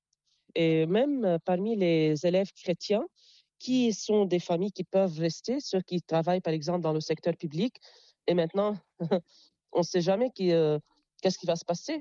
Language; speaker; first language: French; non-native, local second language; Arabic